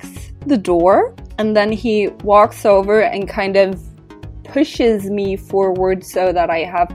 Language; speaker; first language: English; non-native, fluent; Danish